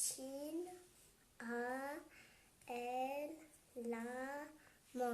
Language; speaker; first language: French; non-native, learner; Vietnamese